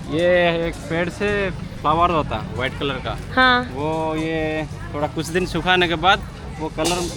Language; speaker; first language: Hindi; non-native, local second language; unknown